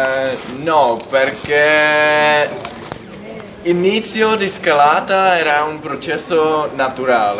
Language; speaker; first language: Italian; non-native, fluent; Czech